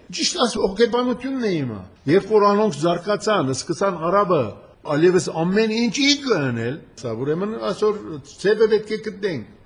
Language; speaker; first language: Armenian; early bilingual, heritage; Armenian